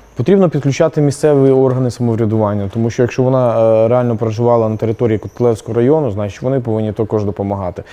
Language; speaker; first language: Ukrainian; native; Ukrainian